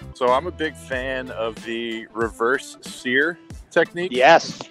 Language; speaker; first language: English; native; English